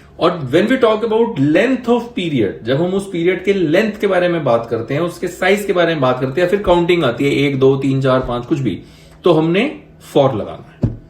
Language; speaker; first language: Hindi; native; Hindi